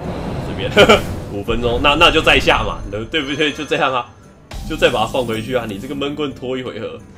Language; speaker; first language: Chinese; native; Chinese